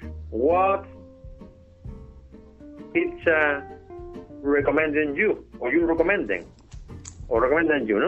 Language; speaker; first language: English; non-native, learner; Spanish